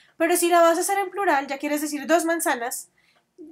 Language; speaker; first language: Spanish; native; Spanish